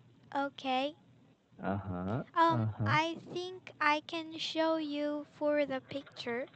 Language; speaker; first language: English; non-native, learner; Korean